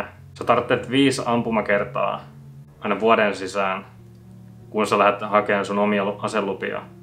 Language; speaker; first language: Finnish; native; Finnish